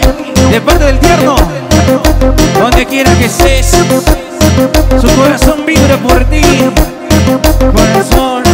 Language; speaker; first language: Spanish; native; Spanish